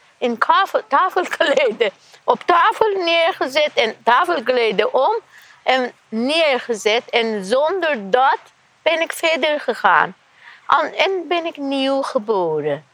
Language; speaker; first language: Dutch; non-native, learner; Persian